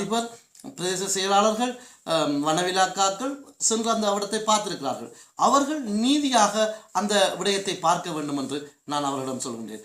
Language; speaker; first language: Tamil; native; Tamil